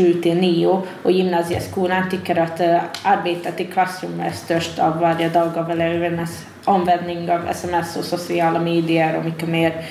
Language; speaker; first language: Swedish; non-native, fluent; Hungarian